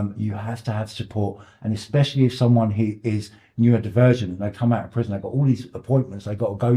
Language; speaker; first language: English; native; English